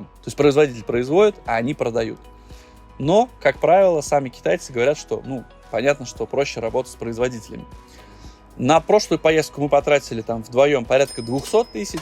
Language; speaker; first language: Russian; native; Russian